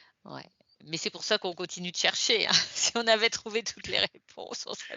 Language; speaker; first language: French; native; French